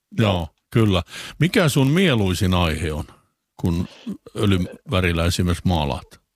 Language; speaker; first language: Finnish; native; Finnish